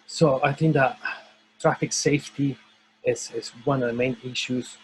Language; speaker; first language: English; non-native, fluent; Spanish